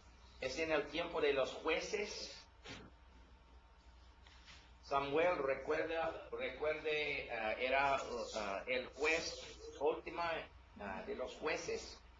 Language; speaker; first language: Spanish; non-native, learner; English